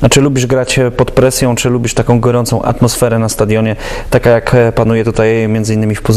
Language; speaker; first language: Polish; native; Polish